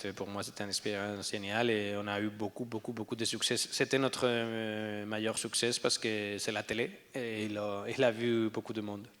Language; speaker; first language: French; non-native, learner; Spanish